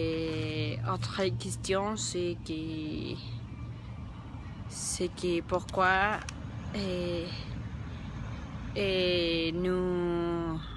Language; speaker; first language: French; non-native, learner; Spanish